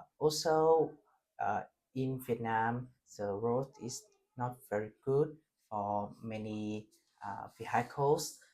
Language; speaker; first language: English; non-native, learner; Vietnamese